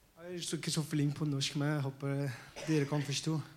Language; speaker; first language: Norwegian; non-native, learner; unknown